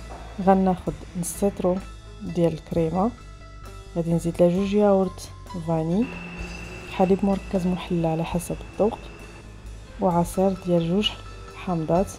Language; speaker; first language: Arabic; native; Arabic